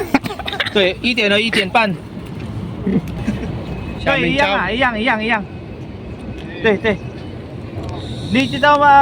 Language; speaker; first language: Chinese; non-native, learner; Filipino